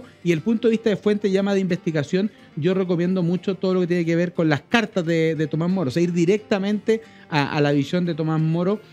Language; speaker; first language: Spanish; native; Spanish